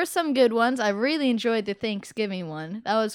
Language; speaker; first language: English; native; English